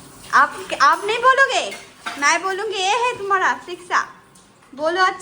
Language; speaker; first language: Hindi; non-native, local second language; Bangla